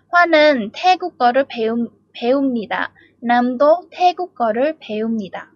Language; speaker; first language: Korean; non-native, fluent; Vietnamese